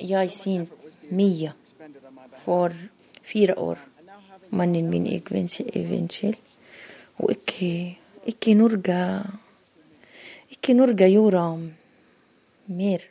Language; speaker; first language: Norwegian; non-native, learner; Arabic